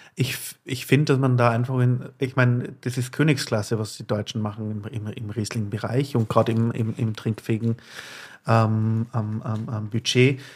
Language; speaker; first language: German; native; German